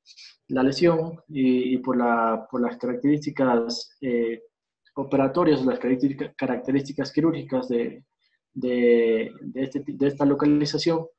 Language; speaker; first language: Spanish; native; Spanish